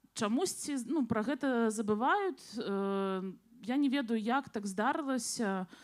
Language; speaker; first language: Belarusian; non-native, local second language; Russian